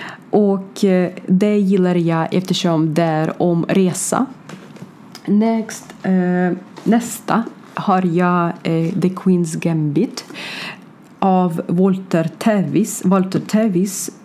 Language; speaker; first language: Swedish; non-native, learner; Ukrainian